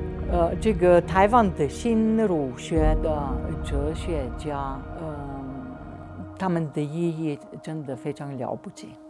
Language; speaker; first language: Chinese; non-native, fluent; Slovenian